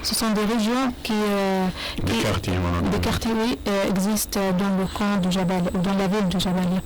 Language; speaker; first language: French; non-native, learner; Arabic